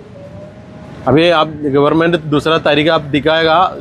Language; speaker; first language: Hindi; non-native, local second language; Malayalam